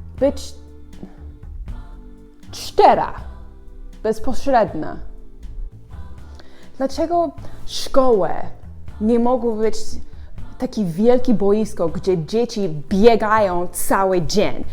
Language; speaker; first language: Polish; non-native, learner; English